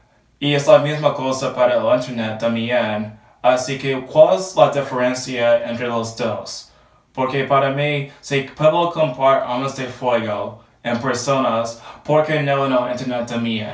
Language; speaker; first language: Spanish; non-native, learner; English